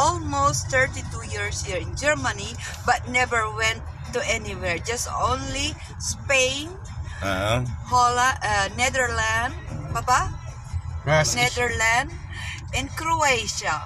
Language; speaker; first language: English; non-native, local second language; Filipino